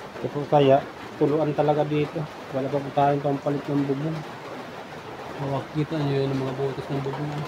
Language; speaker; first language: Filipino; non-native, local second language; Bikol